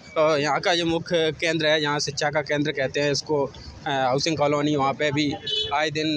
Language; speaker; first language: Hindi; native; Hindi